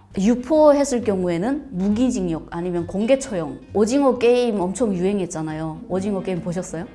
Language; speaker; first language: Korean; native; Korean